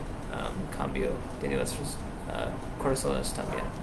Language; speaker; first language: Spanish; non-native, learner; English